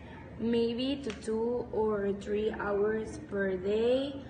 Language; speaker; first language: English; non-native, learner; Spanish